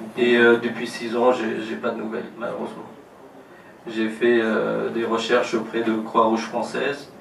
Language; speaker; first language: French; non-native, fluent; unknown